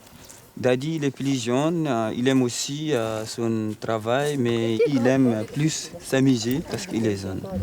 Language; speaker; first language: French; non-native, local second language; Fula